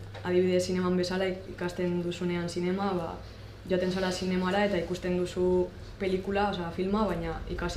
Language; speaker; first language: Basque; non-native, local second language; Spanish